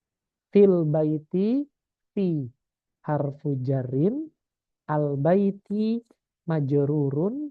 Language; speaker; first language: Arabic; non-native, fluent; Indonesian